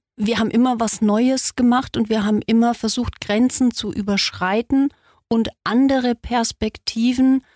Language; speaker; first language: German; native; German